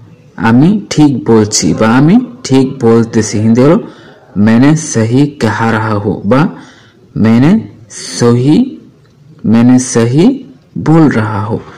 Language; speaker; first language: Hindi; non-native, learner; Bangla